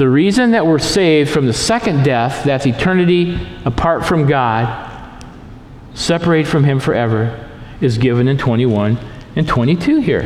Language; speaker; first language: English; native; English